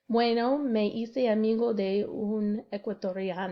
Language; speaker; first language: Spanish; non-native, fluent; English